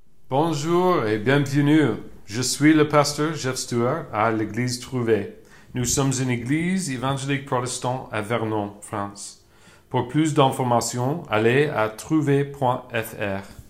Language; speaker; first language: French; non-native, learner; English